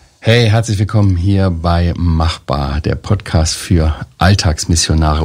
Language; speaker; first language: German; native; German